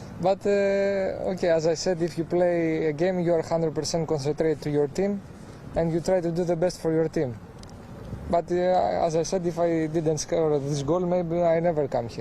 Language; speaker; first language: English; non-native, fluent; Greek